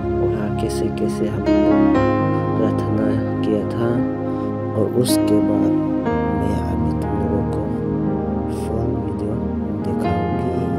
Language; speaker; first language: Hindi; non-native, local second language; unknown